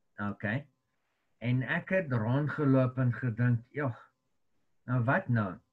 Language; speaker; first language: Afrikaans; non-native, local second language; English